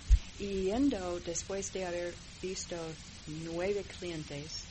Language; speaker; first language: Spanish; non-native, fluent; English